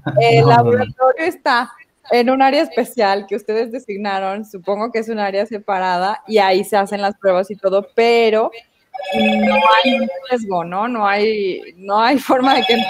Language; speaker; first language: Spanish; native; Spanish